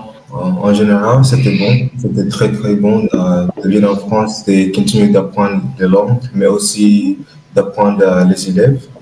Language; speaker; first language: French; non-native, learner; English